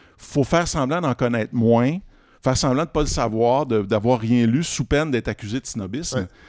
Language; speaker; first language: French; native; French